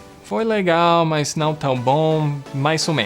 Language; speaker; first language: Portuguese; non-native, fluent; English